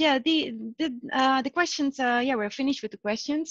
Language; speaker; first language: English; non-native, fluent; Dutch